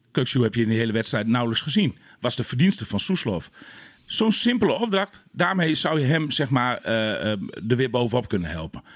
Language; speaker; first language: Dutch; native; Dutch